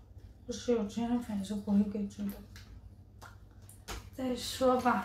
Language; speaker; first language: Chinese; native; Chinese